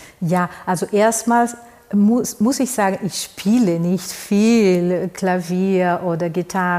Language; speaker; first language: German; non-native, fluent; Portuguese